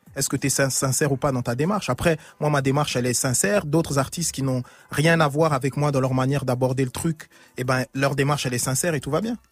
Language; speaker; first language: French; native; French